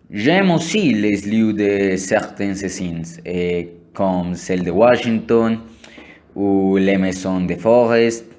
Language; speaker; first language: French; non-native, learner; Spanish